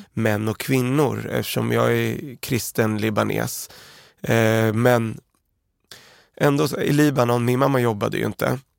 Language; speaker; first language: Swedish; early bilingual, other home language; Arabic